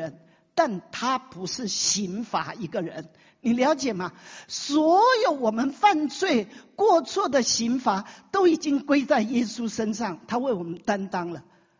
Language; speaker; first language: Chinese; native; Chinese